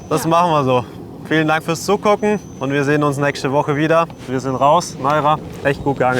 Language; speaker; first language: German; native; German